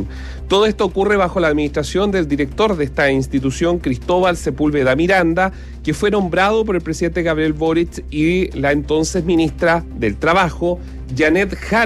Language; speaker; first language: Spanish; native; Spanish